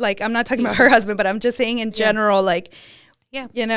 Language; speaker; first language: English; early bilingual, other home language; Spanish